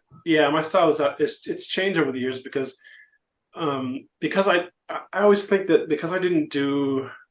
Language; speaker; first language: English; native; English